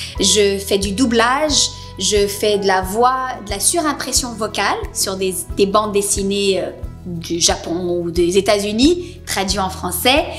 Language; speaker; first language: French; native; French